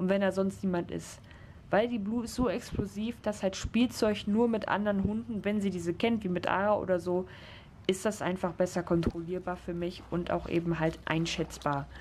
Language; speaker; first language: German; native; German